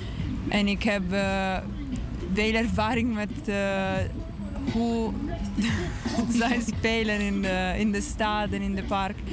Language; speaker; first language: Dutch; non-native, learner; English